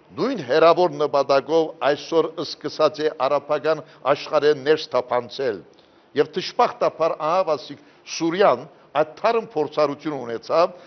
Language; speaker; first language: Armenian; early bilingual, heritage; Armenian